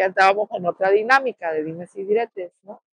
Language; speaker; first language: Spanish; native; Spanish